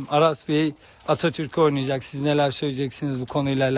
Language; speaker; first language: Turkish; native; Turkish